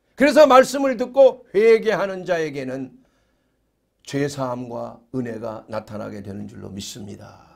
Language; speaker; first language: Korean; native; Korean